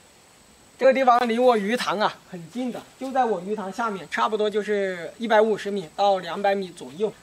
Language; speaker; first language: Chinese; native; Chinese